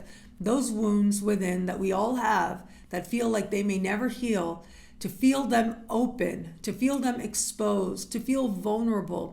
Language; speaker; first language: English; native; English